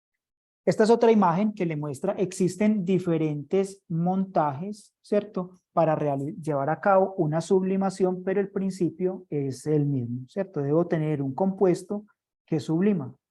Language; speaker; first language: Spanish; native; Spanish